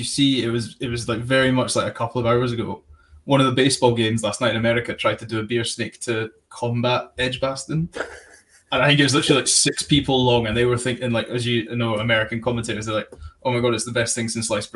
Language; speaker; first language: English; native; English